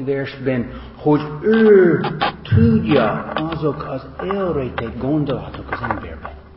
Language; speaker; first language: Hungarian; non-native, fluent; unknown